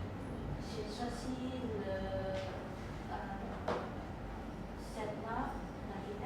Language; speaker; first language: French; non-native, learner; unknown